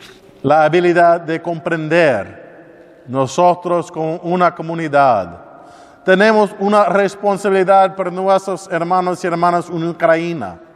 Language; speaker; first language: Spanish; non-native, learner; English